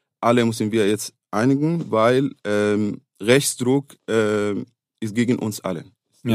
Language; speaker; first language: German; non-native, fluent; Arabic